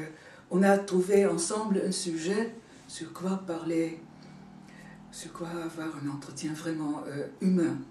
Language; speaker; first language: French; non-native, fluent; Dutch